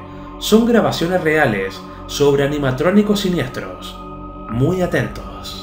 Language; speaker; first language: Spanish; native; Spanish